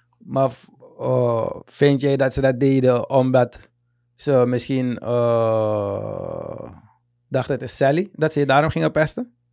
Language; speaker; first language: Dutch; native; Dutch